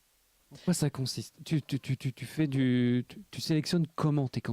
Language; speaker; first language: French; native; French